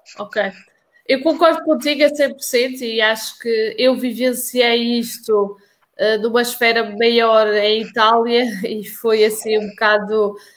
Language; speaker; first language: Portuguese; native; Portuguese